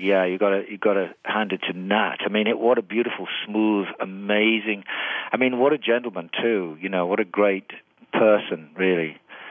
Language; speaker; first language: English; native; English